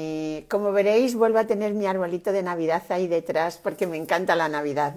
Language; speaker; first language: Spanish; native; Spanish